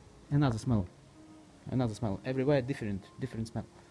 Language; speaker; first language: English; non-native, learner; Russian